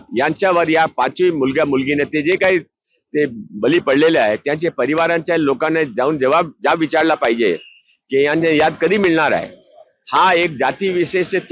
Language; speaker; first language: Marathi; non-native, local second language; Hindi